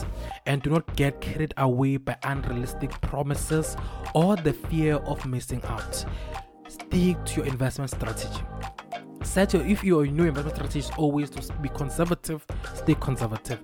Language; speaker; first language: English; non-native, local second language; Swati